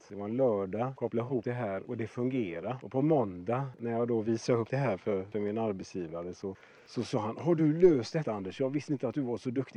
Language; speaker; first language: Swedish; native; Swedish